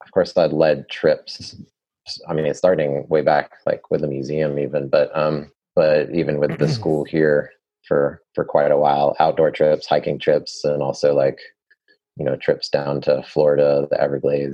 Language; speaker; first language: English; native; English